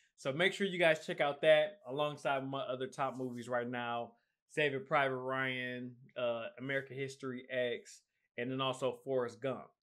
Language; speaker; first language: English; native; English